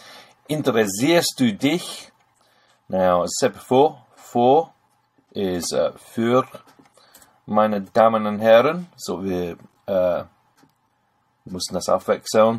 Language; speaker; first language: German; non-native, fluent; English